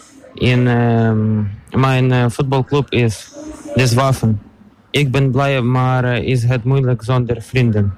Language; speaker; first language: Dutch; non-native, learner; Ukrainian